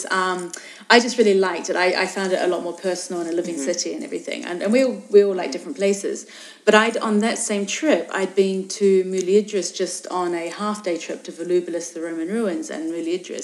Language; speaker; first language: English; native; English